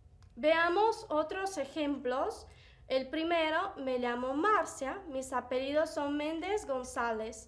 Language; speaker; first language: Spanish; non-native, fluent; Portuguese